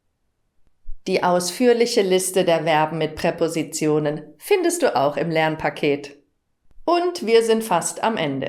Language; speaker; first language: German; native; German